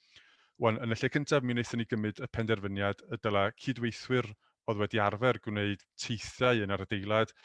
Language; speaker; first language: Welsh; native; Welsh